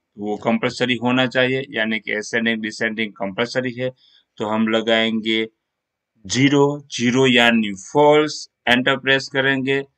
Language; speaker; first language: Hindi; non-native, local second language; Gujarati